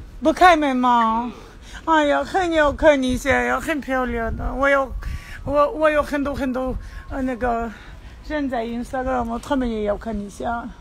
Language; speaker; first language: Chinese; non-native, learner; Russian